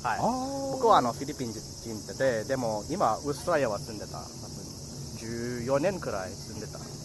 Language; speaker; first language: Japanese; non-native, learner; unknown